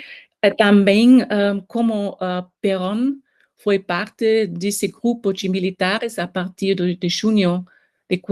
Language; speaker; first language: Portuguese; non-native, fluent; German